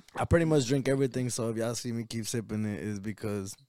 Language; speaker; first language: English; early bilingual, other home language; Spanish